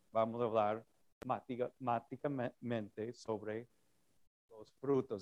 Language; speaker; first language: Spanish; non-native, fluent; English